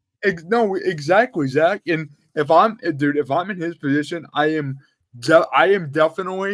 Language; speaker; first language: English; native; English